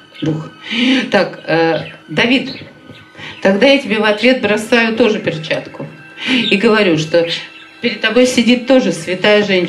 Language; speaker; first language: Russian; native; Russian